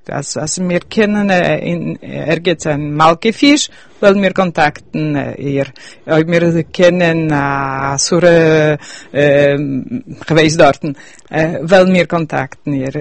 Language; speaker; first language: German; early bilingual, heritage; Yiddish